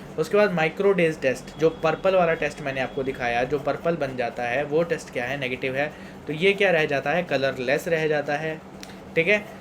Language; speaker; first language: Hindi; non-native, local second language; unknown